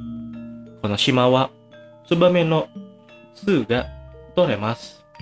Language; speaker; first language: Japanese; non-native, fluent; Indonesian